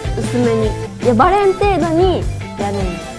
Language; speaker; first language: Japanese; native; Japanese